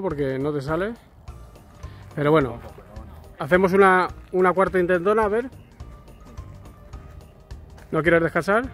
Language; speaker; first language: Spanish; native; Spanish